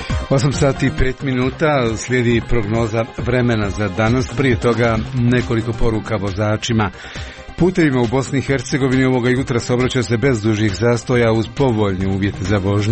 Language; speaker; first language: Croatian; native; Croatian